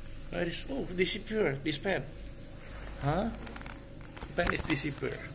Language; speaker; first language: English; non-native, learner; Indonesian